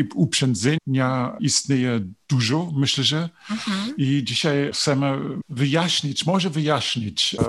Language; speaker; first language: Polish; non-native, learner; German